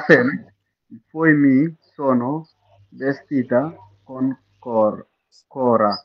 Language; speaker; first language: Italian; non-native, learner; Bangla